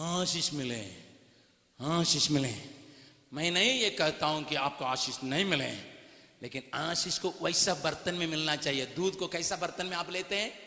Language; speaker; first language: Hindi; non-native, local second language; Tamil